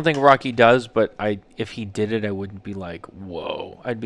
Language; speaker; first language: English; native; English